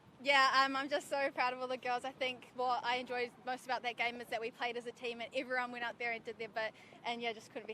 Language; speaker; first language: English; native; English